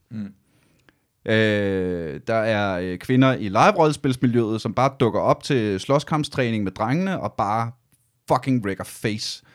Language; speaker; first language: Danish; native; Danish